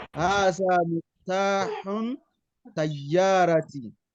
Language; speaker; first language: Arabic; non-native, learner; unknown